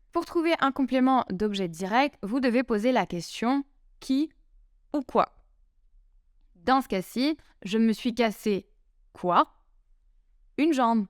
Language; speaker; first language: French; native; French